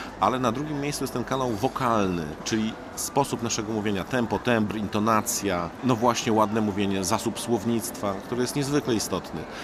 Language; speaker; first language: Polish; native; Polish